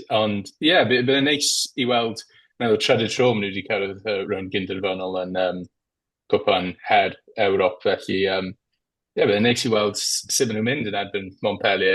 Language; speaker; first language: Welsh; native; Welsh